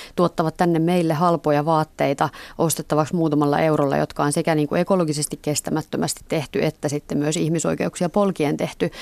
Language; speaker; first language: Finnish; native; Finnish